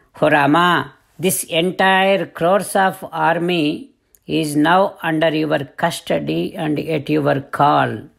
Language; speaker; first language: English; non-native, local second language; Telugu